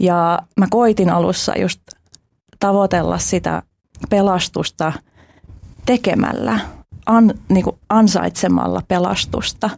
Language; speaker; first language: Finnish; early bilingual, other home language; Albanian